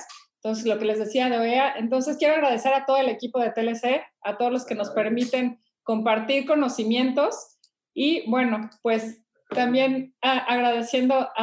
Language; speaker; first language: Spanish; native; Spanish